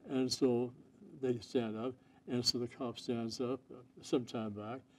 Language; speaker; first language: English; native; English